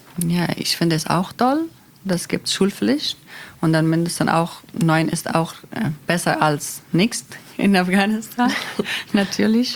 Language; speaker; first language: German; non-native, learner; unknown